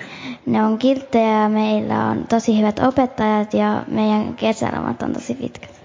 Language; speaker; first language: Finnish; early bilingual, heritage; Finnish